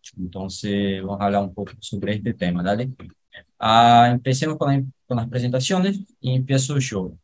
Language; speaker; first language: Spanish; non-native, fluent; Portuguese